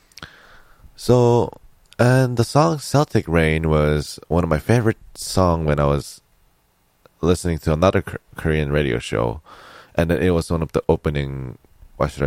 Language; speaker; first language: English; non-native, fluent; Korean